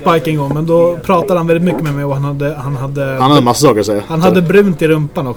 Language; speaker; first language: Swedish; native; Swedish